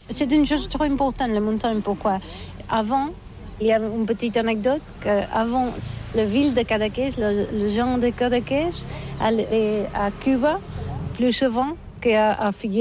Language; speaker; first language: French; non-native, learner; Catalan